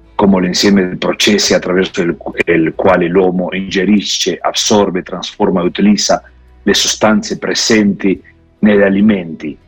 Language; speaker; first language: Italian; non-native, learner; Spanish